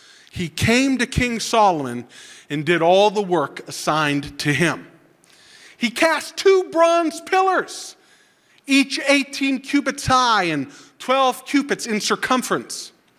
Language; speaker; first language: English; native; English